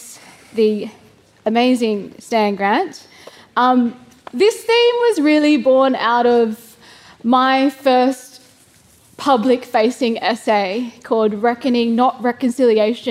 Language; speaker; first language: English; native; English